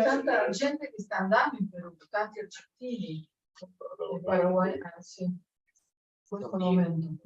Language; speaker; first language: Italian; early bilingual, heritage; Spanish